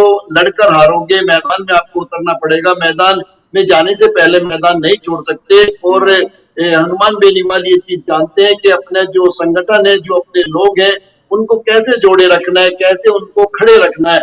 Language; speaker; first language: Hindi; native; Hindi